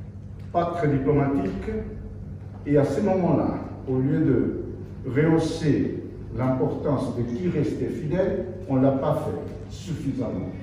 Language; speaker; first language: French; non-native, fluent; Portuguese